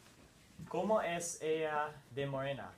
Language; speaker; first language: Spanish; non-native, learner; English